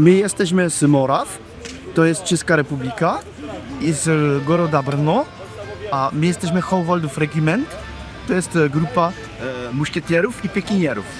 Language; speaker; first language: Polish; non-native, learner; Czech